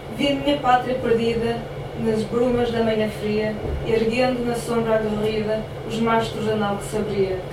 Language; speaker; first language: Portuguese; native; Portuguese